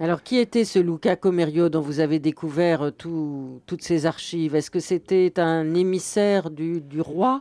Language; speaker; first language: French; native; French